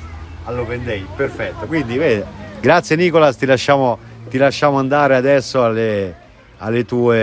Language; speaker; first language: Italian; native; Italian